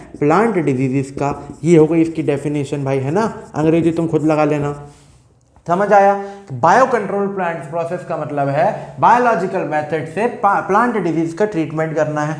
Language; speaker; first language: Hindi; native; Hindi